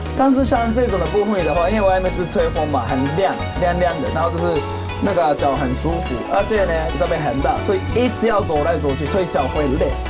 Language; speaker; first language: Chinese; non-native, fluent; Japanese